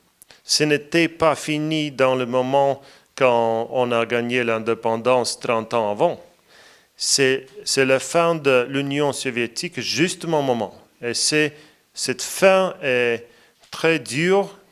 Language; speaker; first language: French; non-native, fluent; Latvian